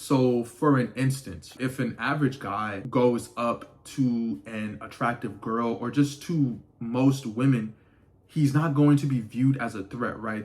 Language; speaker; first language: English; native; English